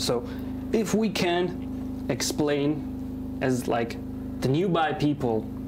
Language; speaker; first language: English; non-native, fluent; Georgian